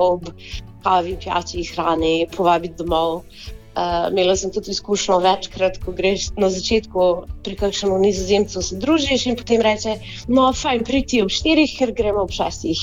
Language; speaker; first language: Slovenian; early bilingual, heritage; Slovenian